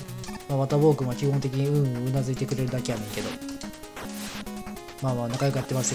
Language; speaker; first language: Japanese; native; Japanese